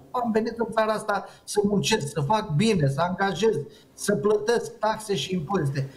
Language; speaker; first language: Romanian; native; Romanian